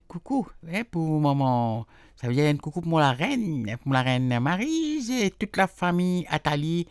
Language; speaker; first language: French; non-native, local second language; Morisyen